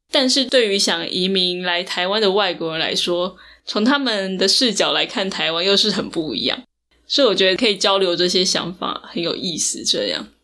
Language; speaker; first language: Chinese; native; Chinese